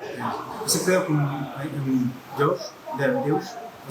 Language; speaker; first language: Portuguese; non-native, learner; French